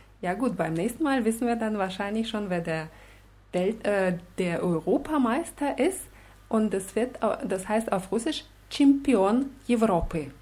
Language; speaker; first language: German; non-native, fluent; Russian